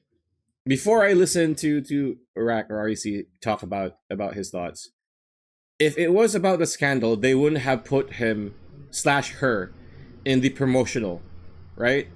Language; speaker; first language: English; native; English